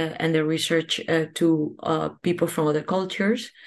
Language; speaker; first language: English; non-native, fluent; Spanish